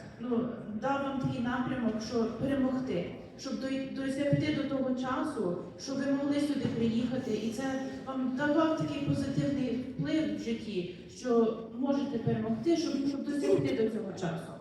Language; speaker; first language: Ukrainian; early bilingual, heritage; Ukrainian